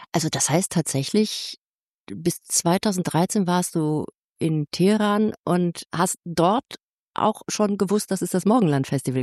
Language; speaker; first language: German; native; German